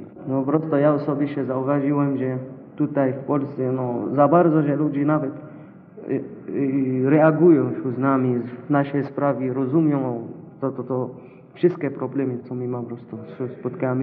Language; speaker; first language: Polish; non-native, fluent; Arabic